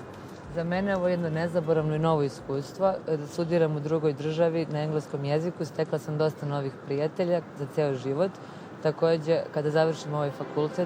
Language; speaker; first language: Bosnian; native; Bosnian